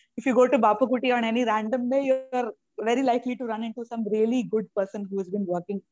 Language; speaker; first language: English; non-native, local second language; Malayalam